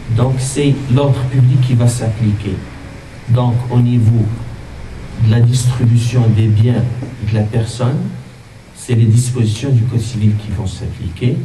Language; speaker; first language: French; non-native, local second language; Arabic